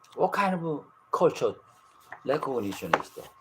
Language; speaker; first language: English; non-native, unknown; Korean